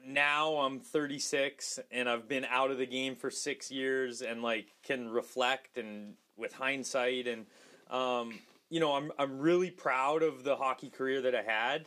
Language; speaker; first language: English; native; English